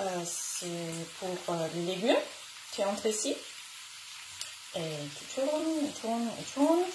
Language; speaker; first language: French; non-native, learner; German